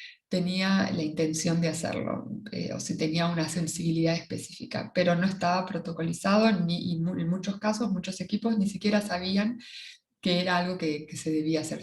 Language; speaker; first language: Spanish; native; Spanish